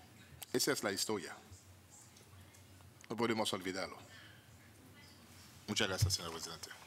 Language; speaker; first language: Spanish; non-native, fluent; Haitian Creole